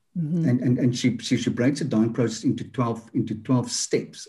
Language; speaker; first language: English; non-native, local second language; Afrikaans